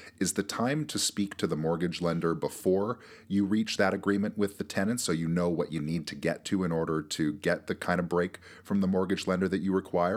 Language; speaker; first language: English; native; English